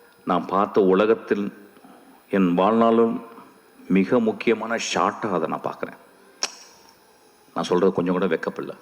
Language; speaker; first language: Tamil; native; Tamil